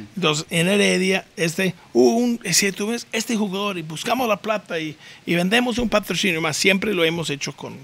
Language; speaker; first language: Spanish; non-native, fluent; English